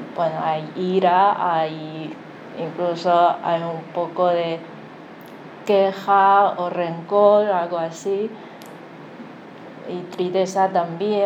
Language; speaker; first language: Spanish; non-native, fluent; Chinese